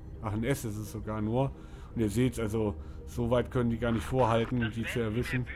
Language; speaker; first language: German; native; German